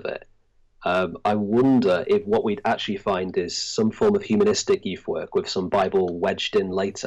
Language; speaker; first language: English; native; English